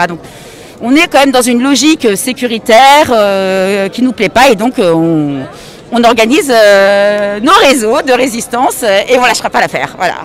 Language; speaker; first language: French; native; French